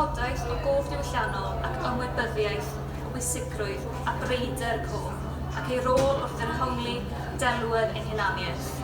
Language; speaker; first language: Welsh; native; Welsh